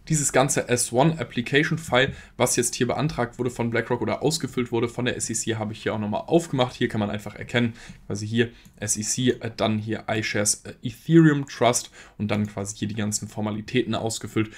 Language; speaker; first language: German; native; German